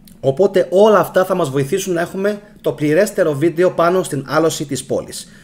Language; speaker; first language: Greek; early bilingual, heritage; Greek